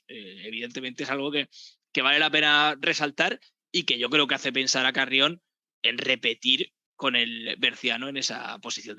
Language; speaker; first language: Spanish; native; Spanish